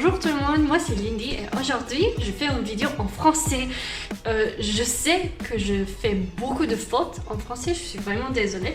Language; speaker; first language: French; non-native, learner; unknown